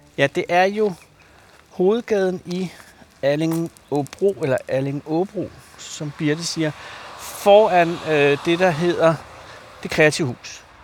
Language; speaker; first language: Danish; native; Danish